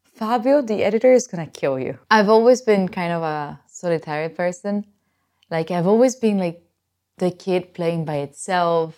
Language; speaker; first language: English; non-native, fluent; Italian